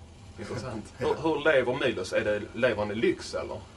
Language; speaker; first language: Swedish; native; Swedish